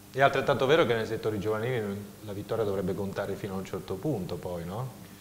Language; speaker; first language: Italian; native; Italian